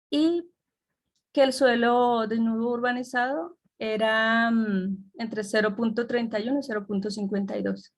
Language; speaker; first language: Spanish; native; Spanish